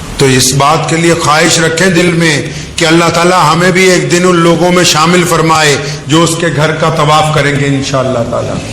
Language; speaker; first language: Urdu; non-native, local second language; Punjabi